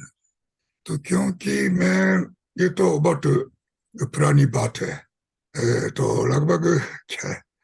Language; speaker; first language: Hindi; non-native, fluent; Japanese